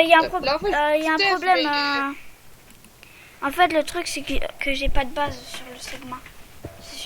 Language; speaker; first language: French; native; French